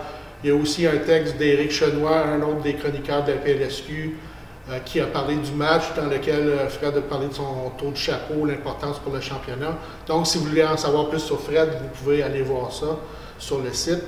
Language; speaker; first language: French; native; French